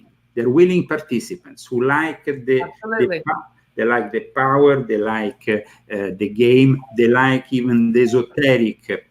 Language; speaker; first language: English; non-native, fluent; Italian